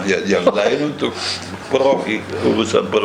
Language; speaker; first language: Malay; non-native, fluent; Dutch